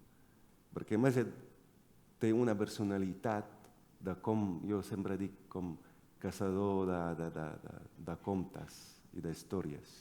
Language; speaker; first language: Catalan; non-native, fluent; Arabic